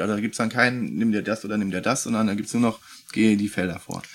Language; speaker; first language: German; native; German